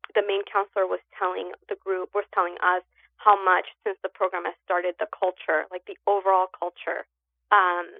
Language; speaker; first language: English; early bilingual, other home language; Spanish